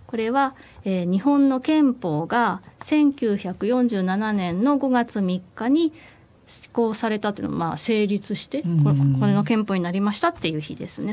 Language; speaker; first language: Japanese; native; Japanese